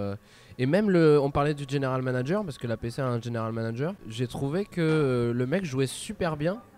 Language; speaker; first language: French; native; French